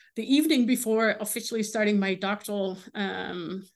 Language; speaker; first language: English; non-native, fluent; Dutch